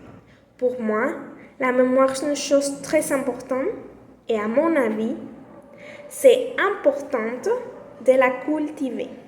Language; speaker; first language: French; non-native, learner; Spanish